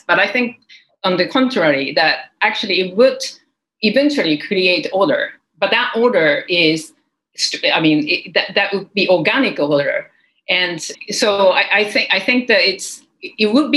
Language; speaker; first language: English; non-native, fluent; Japanese